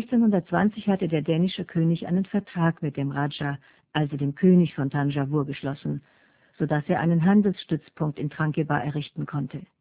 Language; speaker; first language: German; native; German